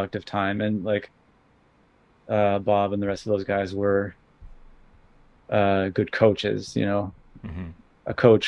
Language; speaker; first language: English; native; English